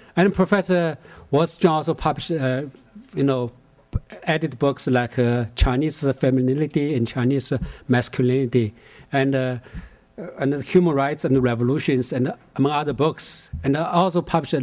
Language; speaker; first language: English; non-native, fluent; Chinese